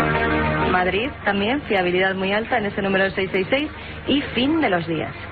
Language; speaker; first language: Spanish; native; Spanish